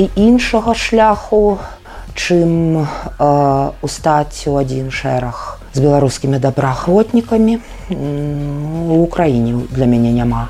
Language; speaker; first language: Belarusian; non-native, local second language; Russian